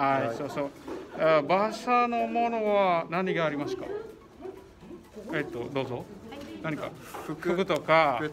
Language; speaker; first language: Japanese; non-native, learner; Indonesian